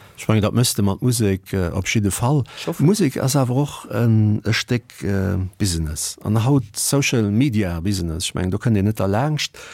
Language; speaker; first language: Luxembourgish; native; Luxembourgish